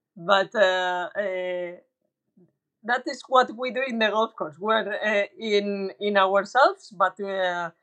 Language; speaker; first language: English; non-native, learner; Spanish